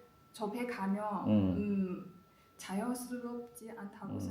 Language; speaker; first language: Korean; non-native, learner; Chinese